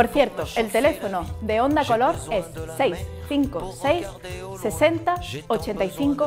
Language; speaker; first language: Spanish; native; Spanish